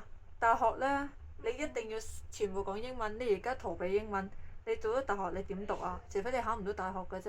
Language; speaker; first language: Cantonese; native; Cantonese